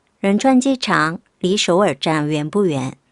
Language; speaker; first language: Chinese; non-native, fluent; Korean